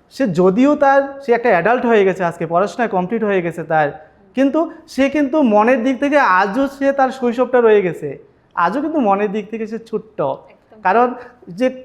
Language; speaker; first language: Bangla; native; Bangla